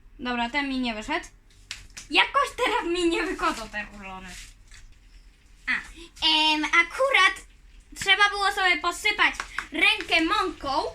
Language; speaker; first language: Polish; early bilingual, heritage; Polish